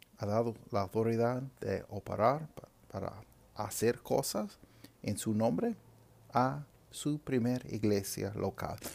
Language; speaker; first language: Spanish; non-native, fluent; English